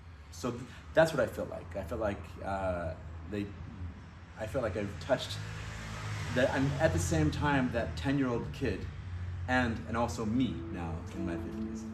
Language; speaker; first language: English; non-native, fluent; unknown